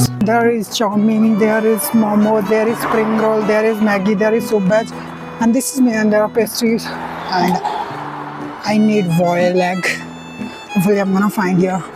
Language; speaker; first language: English; non-native, learner; Hindi